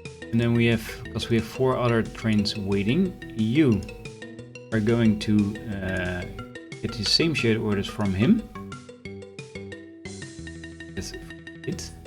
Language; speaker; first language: English; non-native, fluent; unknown